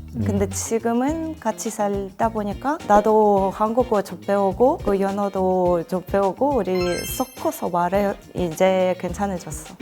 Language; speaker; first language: Korean; non-native, learner; Russian